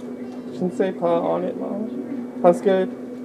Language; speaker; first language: French; early bilingual, other home language; English